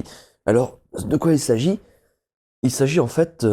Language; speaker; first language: French; native; French